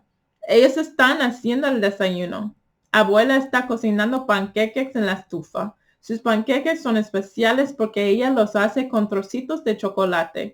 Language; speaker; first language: Spanish; early bilingual, heritage; Spanish